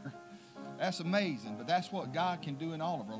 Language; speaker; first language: English; native; English